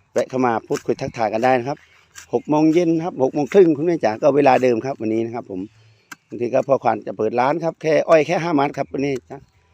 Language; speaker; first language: Thai; non-native, local second language; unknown